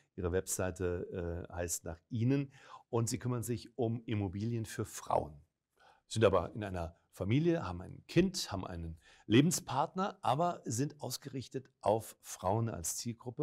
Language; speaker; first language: German; native; German